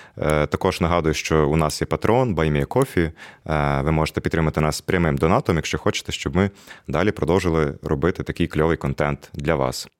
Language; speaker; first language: Ukrainian; native; Ukrainian